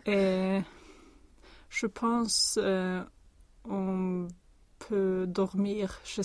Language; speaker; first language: French; non-native, learner; Swedish